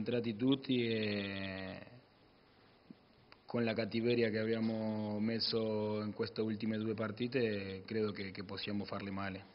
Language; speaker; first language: Italian; non-native, learner; Spanish